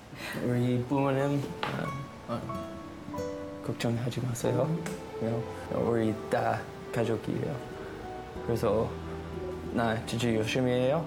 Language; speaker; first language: Korean; non-native, learner; English